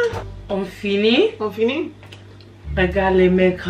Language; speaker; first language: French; early bilingual, heritage; French